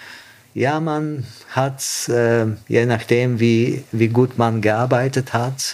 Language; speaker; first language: German; non-native, fluent; Bulgarian